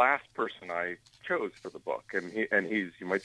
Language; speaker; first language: English; native; English